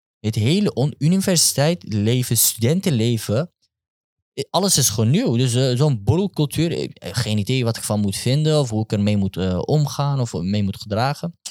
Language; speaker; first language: Dutch; early bilingual, other home language; Turkish